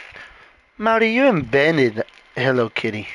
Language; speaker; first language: English; native; English